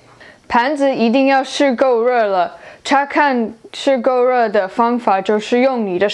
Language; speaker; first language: Chinese; non-native, learner; English